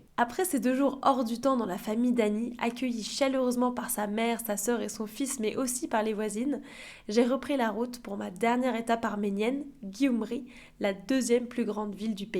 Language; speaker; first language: French; native; French